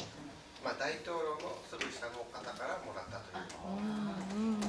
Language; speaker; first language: Japanese; early bilingual, heritage; Japanese